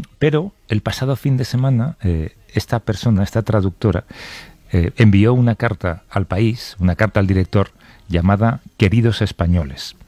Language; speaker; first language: Spanish; native; Spanish